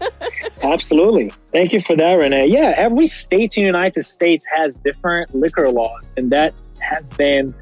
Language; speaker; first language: English; non-native, fluent; French